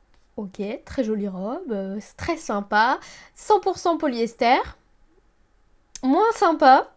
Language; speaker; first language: French; native; French